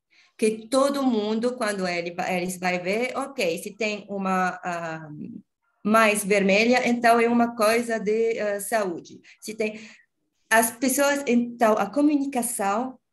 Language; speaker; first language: Portuguese; non-native, learner; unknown